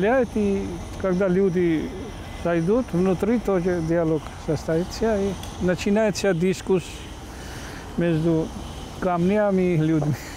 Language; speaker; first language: Russian; non-native, fluent; Georgian